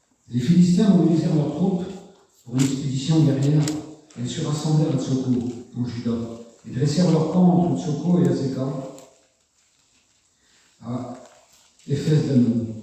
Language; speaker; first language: French; native; French